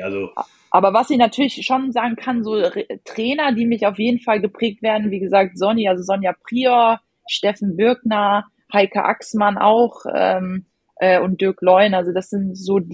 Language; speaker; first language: German; native; German